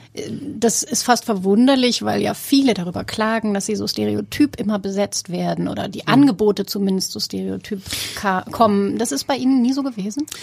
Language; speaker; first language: German; native; German